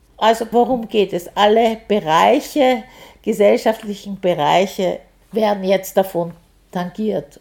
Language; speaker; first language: German; native; German